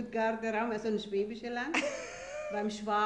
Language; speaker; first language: German; non-native, fluent; Arabic